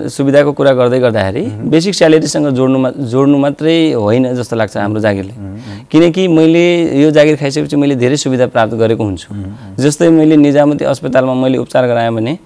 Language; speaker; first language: Nepali; non-native, local second language; Dangaura Tharu